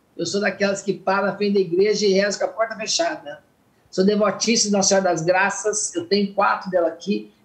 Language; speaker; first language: Portuguese; native; Portuguese